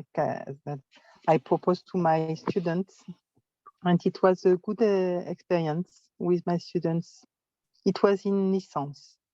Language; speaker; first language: English; non-native, learner; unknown